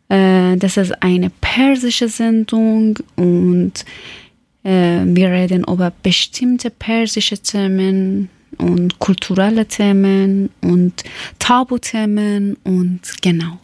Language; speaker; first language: German; non-native, learner; Persian